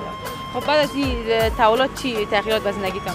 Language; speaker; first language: Persian; native; Persian